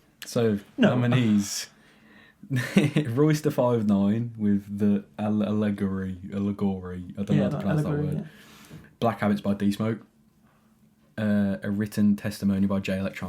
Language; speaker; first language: English; native; English